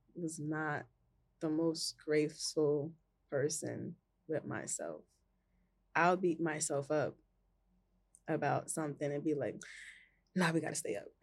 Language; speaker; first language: English; native; English